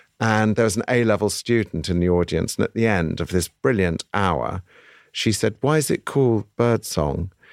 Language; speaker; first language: English; native; English